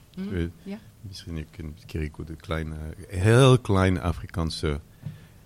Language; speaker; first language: Dutch; non-native, learner; French